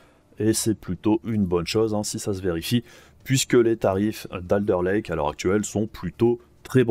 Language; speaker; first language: French; native; French